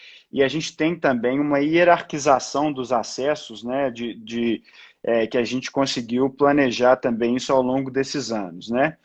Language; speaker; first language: Portuguese; native; Portuguese